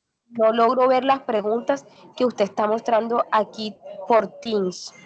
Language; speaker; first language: Spanish; native; Spanish